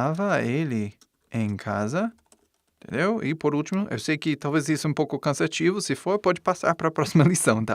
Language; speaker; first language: Portuguese; non-native, fluent; English